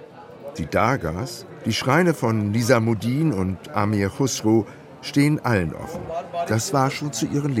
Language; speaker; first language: German; native; German